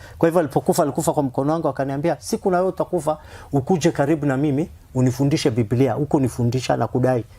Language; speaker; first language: Swahili; non-native, fluent; Somali